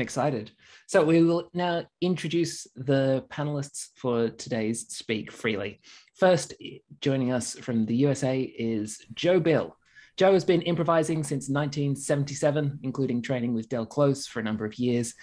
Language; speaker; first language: English; native; English